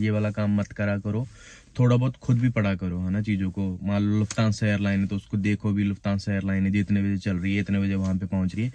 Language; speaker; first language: Hindi; native; Hindi